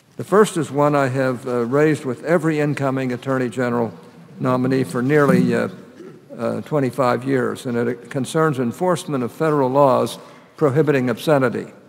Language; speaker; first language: English; native; English